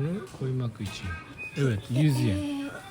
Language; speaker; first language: Turkish; early bilingual, heritage; Turkish